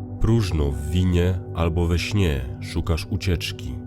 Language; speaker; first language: Polish; native; Polish